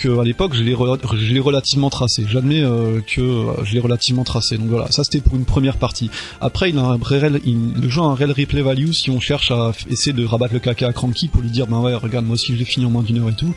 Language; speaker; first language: French; native; French